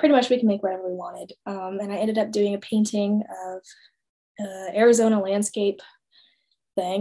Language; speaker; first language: English; native; English